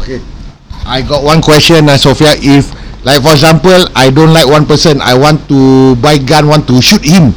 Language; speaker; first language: English; non-native, local second language; Malay